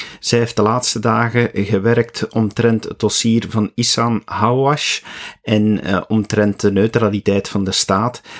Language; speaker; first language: Dutch; native; Dutch